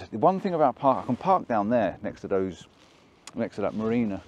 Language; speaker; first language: English; native; English